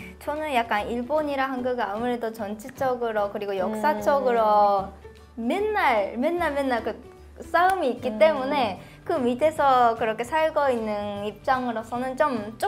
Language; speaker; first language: Korean; non-native, fluent; Japanese